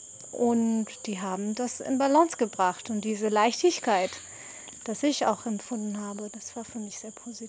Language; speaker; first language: German; non-native, fluent; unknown